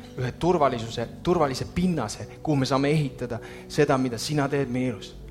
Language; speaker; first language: Estonian; native; Estonian